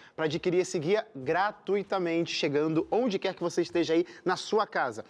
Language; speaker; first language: Portuguese; native; Portuguese